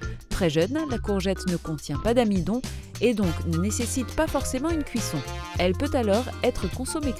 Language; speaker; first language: French; native; French